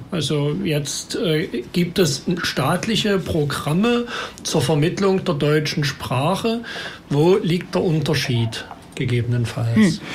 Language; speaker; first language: German; native; German